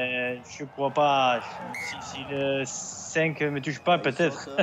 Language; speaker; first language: French; non-native, learner; Spanish